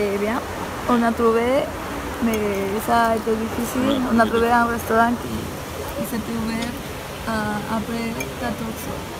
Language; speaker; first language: French; non-native, fluent; Spanish